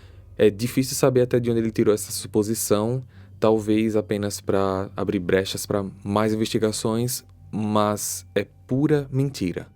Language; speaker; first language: Portuguese; native; Portuguese